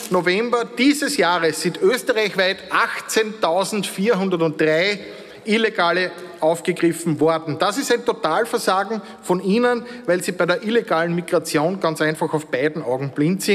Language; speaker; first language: German; native; German